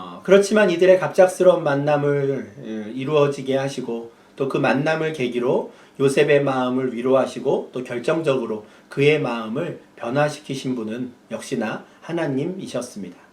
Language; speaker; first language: Korean; native; Korean